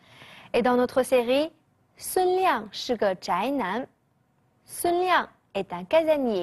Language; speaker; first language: French; non-native, fluent; Chinese